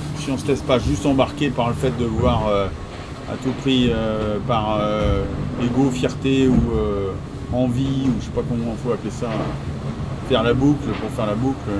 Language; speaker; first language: French; native; French